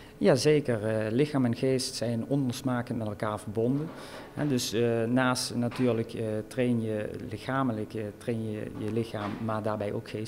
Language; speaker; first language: Dutch; native; Dutch